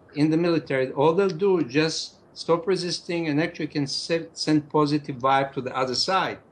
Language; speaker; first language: English; non-native, fluent; Hebrew